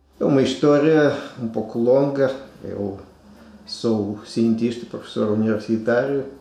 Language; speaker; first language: Portuguese; non-native, fluent; Russian